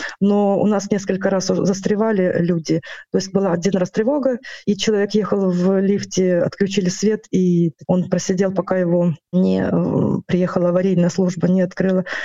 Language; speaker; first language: Russian; non-native, local second language; Ukrainian